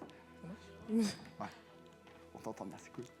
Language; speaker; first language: French; native; French